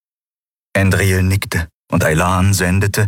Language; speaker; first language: German; native; German